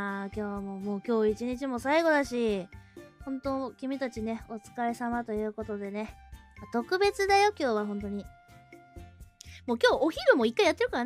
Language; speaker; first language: Japanese; native; Japanese